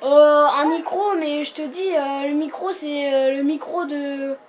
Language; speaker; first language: French; native; French